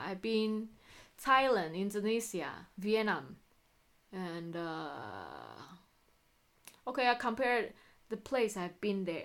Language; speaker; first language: English; non-native, fluent; Chinese